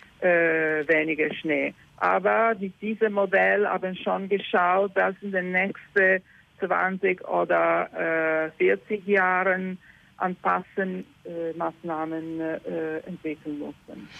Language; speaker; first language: German; non-native, learner; Italian